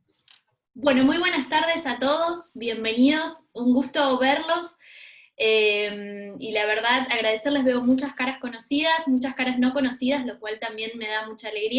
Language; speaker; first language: Spanish; native; Spanish